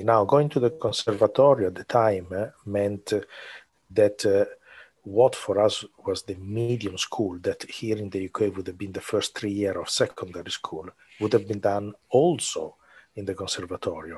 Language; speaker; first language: English; non-native, fluent; Italian